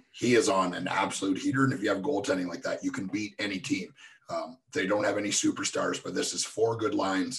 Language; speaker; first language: English; native; English